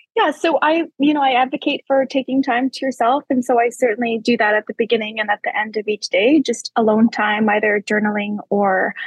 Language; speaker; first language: English; native; English